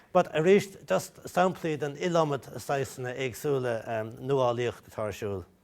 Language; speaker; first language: Irish; native; Irish